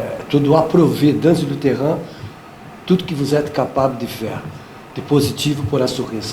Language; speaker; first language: French; non-native, fluent; Portuguese